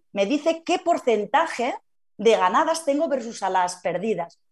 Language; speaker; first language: Spanish; native; Spanish